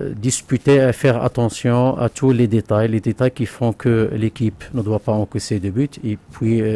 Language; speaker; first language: French; non-native, local second language; Arabic